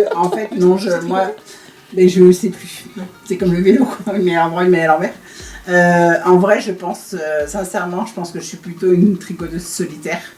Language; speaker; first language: French; native; French